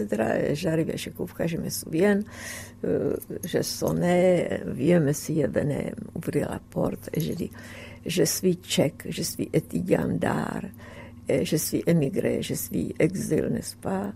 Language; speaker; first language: French; non-native, fluent; Czech